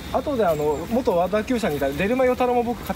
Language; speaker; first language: Japanese; native; Japanese